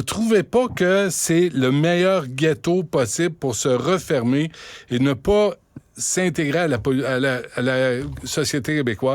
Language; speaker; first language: French; native; French